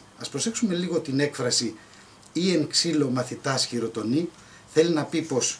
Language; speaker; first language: Greek; native; Greek